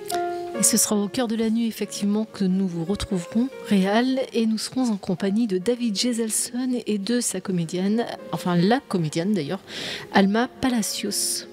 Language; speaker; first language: French; native; French